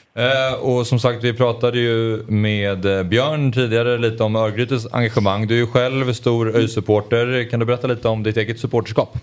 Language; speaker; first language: Swedish; native; Swedish